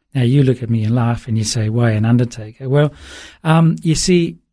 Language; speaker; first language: English; early bilingual, other home language; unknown